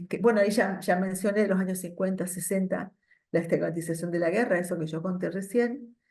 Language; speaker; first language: Spanish; non-native, local second language; German